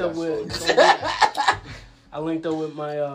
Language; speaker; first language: English; early bilingual, other home language; Ukrainian